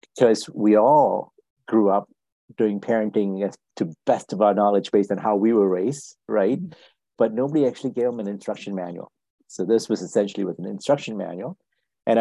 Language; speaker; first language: English; non-native, local second language; Tamil